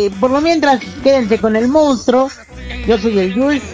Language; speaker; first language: Spanish; native; Spanish